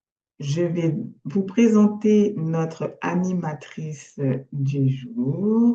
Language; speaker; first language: French; native; French